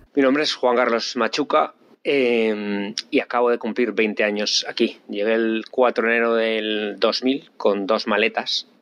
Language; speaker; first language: Spanish; native; Spanish